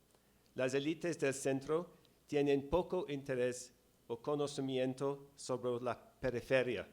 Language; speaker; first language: Spanish; non-native, fluent; English